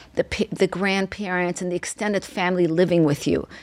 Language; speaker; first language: English; non-native, fluent; Hebrew